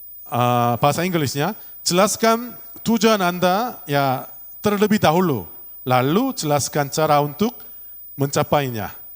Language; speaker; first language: Indonesian; non-native, learner; Korean